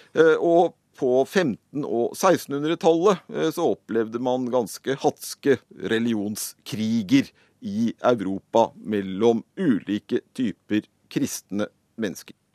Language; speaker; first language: Norwegian; native; Norwegian